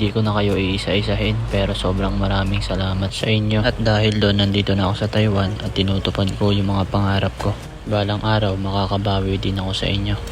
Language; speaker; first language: Filipino; native; Filipino